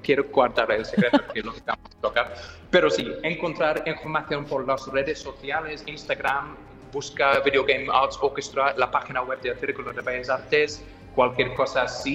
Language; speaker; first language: Spanish; non-native, fluent; English